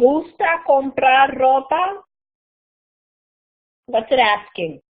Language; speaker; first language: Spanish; non-native, fluent; English